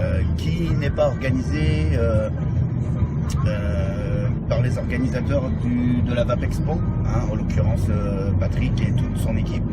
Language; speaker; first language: French; native; French